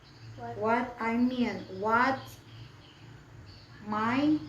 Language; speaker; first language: English; non-native, learner; Indonesian